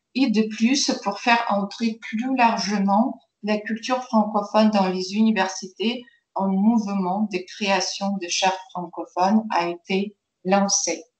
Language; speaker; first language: French; non-native, fluent; Ukrainian